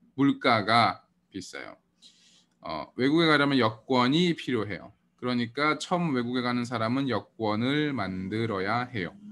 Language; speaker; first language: Korean; early bilingual, heritage; Korean